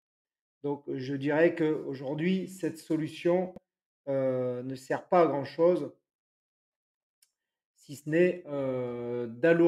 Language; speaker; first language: French; native; French